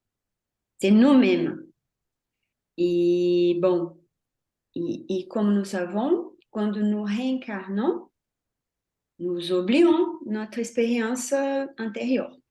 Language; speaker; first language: French; non-native, fluent; Portuguese